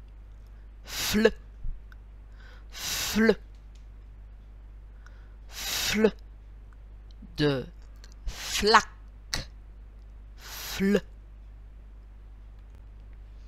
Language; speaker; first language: French; native; French